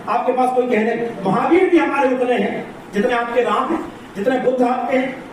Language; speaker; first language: Hindi; native; Hindi